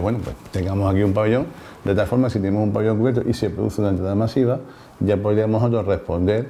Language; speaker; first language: Spanish; native; Spanish